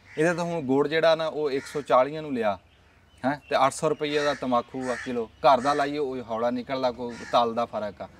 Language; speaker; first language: Punjabi; native; Punjabi